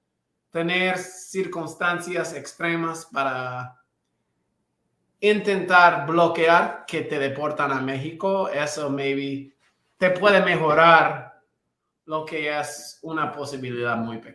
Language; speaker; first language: Spanish; non-native, fluent; English